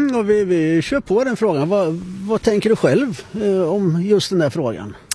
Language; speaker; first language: Swedish; native; Swedish